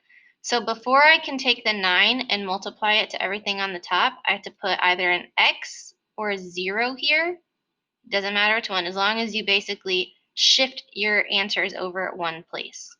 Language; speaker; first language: English; native; English